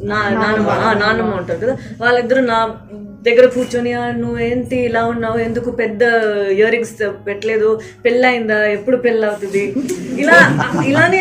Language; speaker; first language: Telugu; non-native, fluent; Tamil